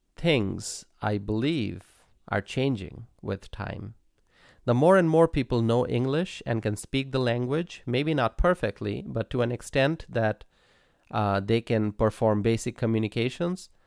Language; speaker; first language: English; non-native, local second language; Bangla